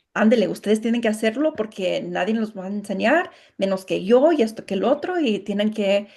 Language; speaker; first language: Spanish; early bilingual, other home language; English